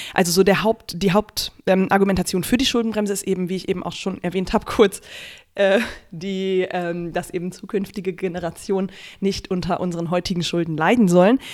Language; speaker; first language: German; native; German